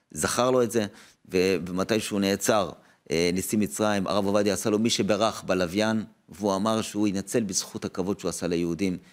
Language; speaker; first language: Hebrew; native; Hebrew